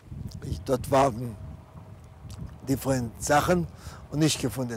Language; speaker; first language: German; non-native, fluent; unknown